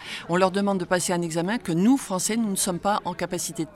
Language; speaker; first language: French; native; French